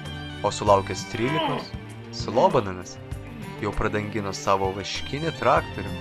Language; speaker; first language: Lithuanian; native; Lithuanian